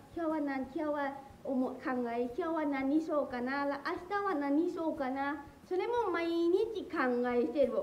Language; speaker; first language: Japanese; non-native, learner; Lao